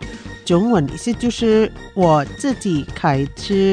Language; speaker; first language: Chinese; non-native, fluent; Indonesian